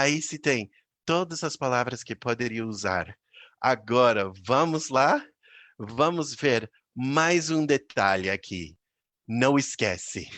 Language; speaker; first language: Portuguese; non-native, fluent; English